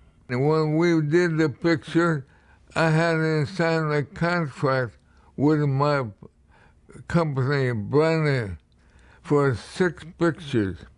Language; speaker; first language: English; native; English